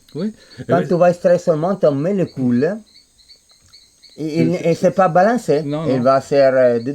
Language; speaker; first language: French; non-native, fluent; Spanish